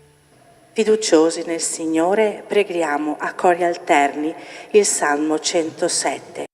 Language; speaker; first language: Italian; native; Italian